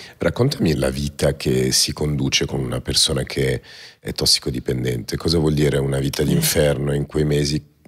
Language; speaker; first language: Italian; native; Italian